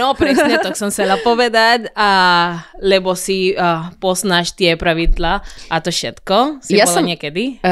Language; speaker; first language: Slovak; non-native, fluent; Spanish